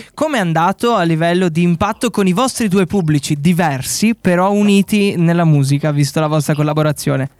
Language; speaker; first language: Italian; native; Italian